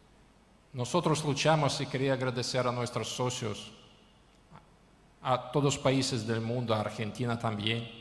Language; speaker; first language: Spanish; non-native, learner; Ukrainian